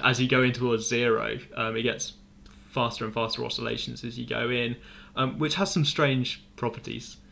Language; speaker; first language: English; native; English